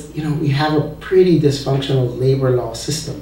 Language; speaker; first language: English; early bilingual, other home language; Spanish